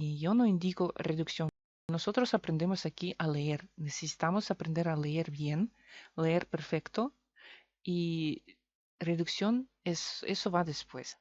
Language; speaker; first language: Spanish; non-native, fluent; Russian